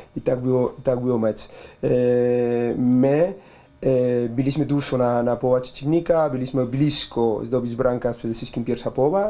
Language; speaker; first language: Polish; non-native, learner; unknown